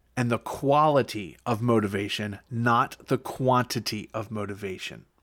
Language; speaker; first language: English; native; English